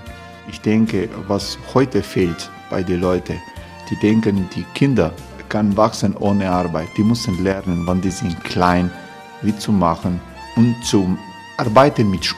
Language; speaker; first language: German; non-native, fluent; Croatian